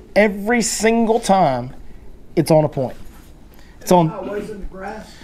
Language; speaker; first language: English; native; English